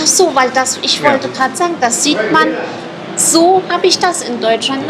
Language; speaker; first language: German; native; German